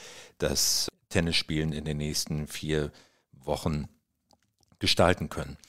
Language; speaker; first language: German; native; German